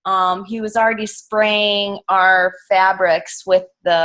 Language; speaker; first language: English; native; English